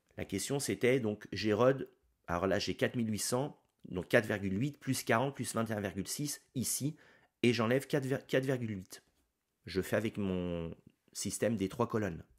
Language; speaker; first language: French; native; French